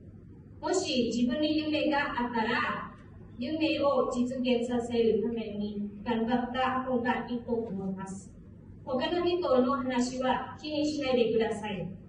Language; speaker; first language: Japanese; non-native, fluent; Hmong